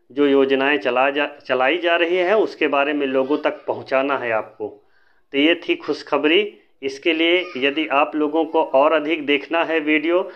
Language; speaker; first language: Hindi; native; Hindi